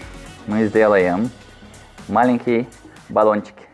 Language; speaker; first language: Russian; non-native, learner; Azerbaijani